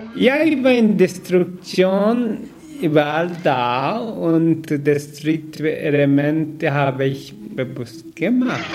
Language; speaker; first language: German; non-native, learner; Korean